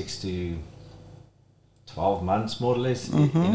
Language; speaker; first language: English; non-native, local second language; Afrikaans